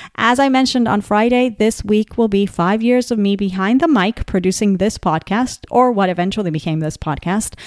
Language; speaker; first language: English; non-native, fluent; Spanish